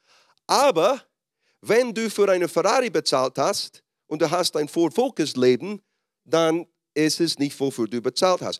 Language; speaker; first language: German; non-native, fluent; English